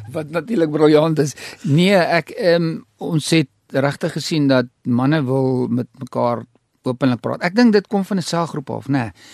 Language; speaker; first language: Afrikaans; native; Afrikaans